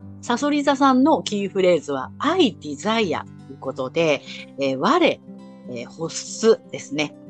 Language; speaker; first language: Japanese; native; Japanese